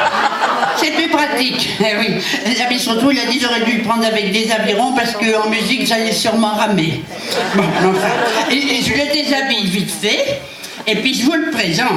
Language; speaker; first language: French; native; French